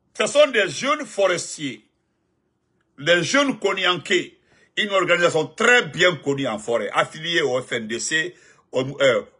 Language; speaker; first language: French; non-native, local second language; Fula